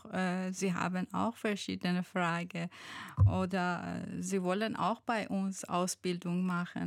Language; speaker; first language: German; non-native, learner; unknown